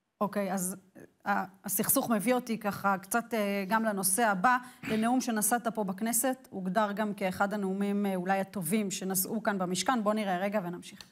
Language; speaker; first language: Hebrew; native; Hebrew